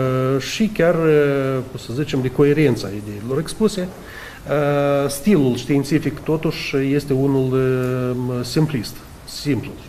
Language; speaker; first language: Romanian; native; Romanian